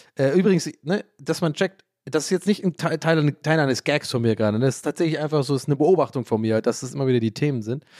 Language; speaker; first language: German; early bilingual, other home language; English